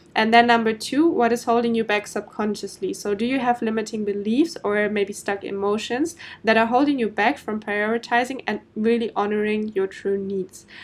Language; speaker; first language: English; non-native, fluent; German